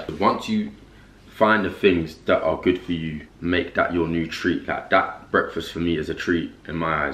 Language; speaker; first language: English; native; English